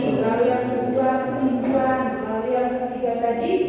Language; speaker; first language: Indonesian; native; Indonesian